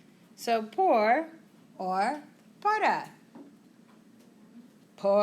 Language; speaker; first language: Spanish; non-native, fluent; English